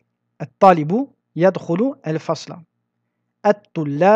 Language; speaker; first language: Arabic; non-native, fluent; French